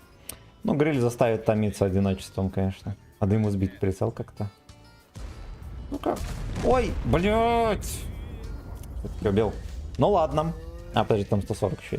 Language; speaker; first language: Russian; native; Russian